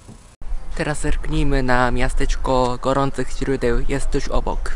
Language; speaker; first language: Polish; non-native, fluent; Japanese